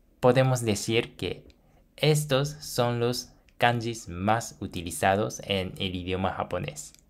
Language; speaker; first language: Spanish; non-native, fluent; Japanese